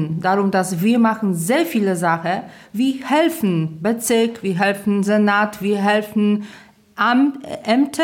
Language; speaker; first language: German; non-native, fluent; Polish